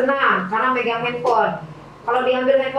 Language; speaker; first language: Indonesian; native; Indonesian